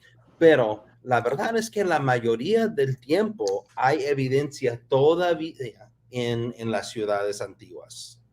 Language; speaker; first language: Spanish; non-native, fluent; English